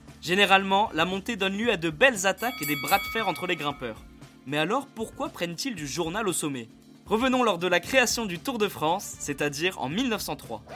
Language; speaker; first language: French; native; French